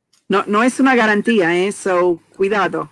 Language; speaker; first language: Spanish; non-native, fluent; English